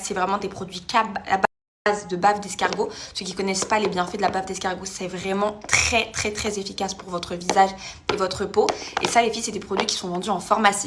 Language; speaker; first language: French; native; French